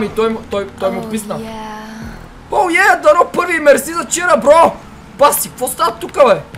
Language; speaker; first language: Bulgarian; native; Bulgarian